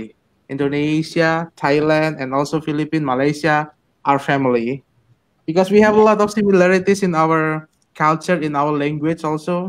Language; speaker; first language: English; non-native, fluent; Indonesian